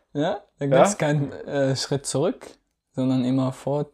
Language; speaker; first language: German; non-native, fluent; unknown